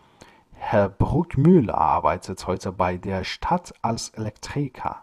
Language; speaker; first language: German; non-native, fluent; Persian